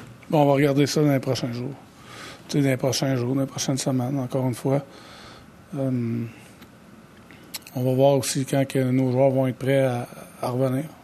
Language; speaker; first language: French; native; French